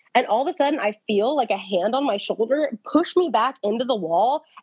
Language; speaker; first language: English; native; English